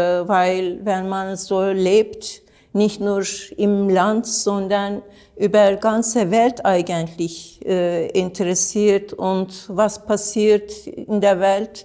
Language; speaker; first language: German; non-native, learner; Turkish